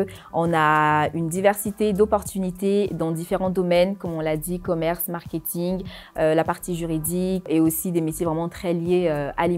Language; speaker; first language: French; native; French